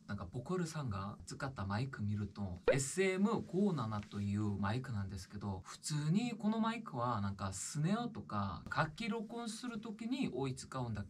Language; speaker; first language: Japanese; non-native, fluent; Korean